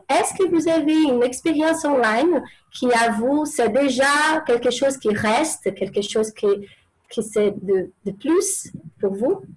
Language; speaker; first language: French; non-native, fluent; Portuguese